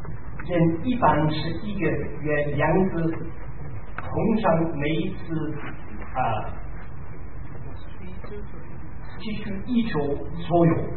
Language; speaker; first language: Chinese; non-native, fluent; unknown